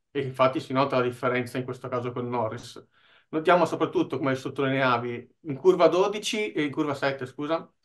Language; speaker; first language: Italian; native; Italian